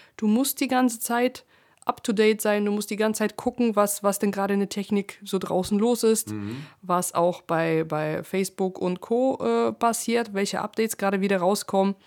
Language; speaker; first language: German; early bilingual, other home language; Russian